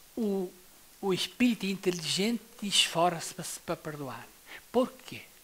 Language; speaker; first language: Portuguese; native; Portuguese